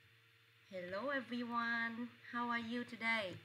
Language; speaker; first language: English; non-native, fluent; Vietnamese